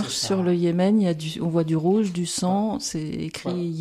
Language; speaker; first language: French; native; French